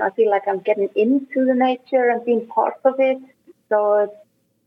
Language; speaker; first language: English; non-native, fluent; Icelandic